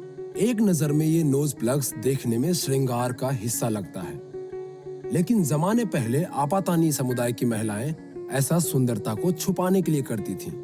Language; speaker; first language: Hindi; native; Hindi